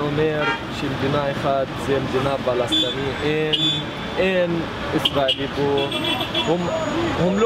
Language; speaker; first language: Hebrew; non-native, local second language; Arabic